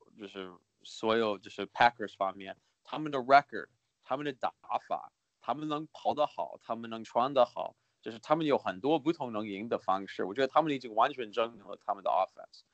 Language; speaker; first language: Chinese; early bilingual, heritage; Chinese